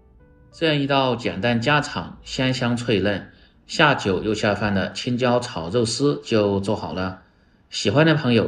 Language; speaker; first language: Chinese; native; Chinese